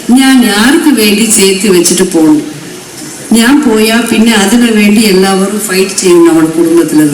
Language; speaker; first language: Malayalam; non-native, local second language; Tamil